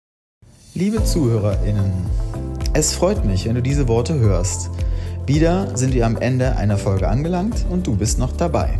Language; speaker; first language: German; native; German